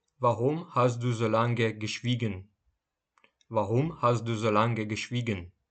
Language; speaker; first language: German; non-native, fluent; Ukrainian